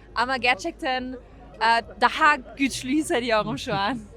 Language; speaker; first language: Turkish; non-native, fluent; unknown